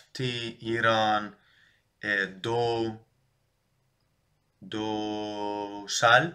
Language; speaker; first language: Persian; non-native, learner; Dutch